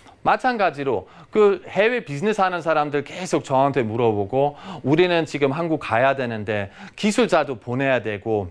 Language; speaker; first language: Korean; non-native, fluent; German